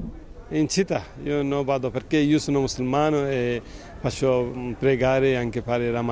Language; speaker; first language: Italian; non-native, learner; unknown